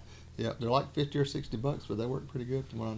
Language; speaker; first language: English; native; English